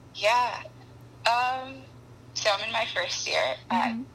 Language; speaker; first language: English; non-native, local second language; Akan